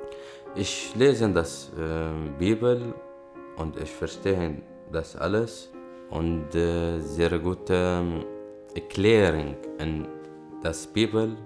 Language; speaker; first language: German; non-native, learner; Arabic